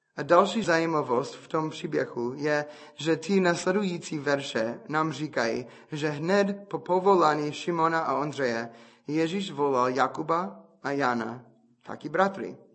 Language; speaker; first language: Czech; non-native, fluent; English